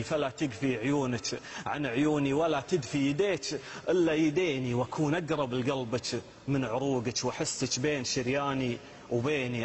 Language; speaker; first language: Arabic; native; Arabic